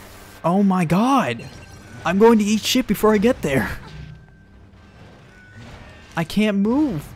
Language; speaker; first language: English; native; English